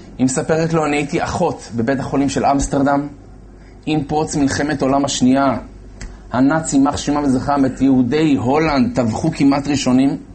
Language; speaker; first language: Hebrew; native; Hebrew